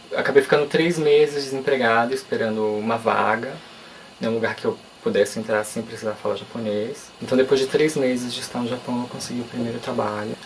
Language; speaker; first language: Portuguese; native; Portuguese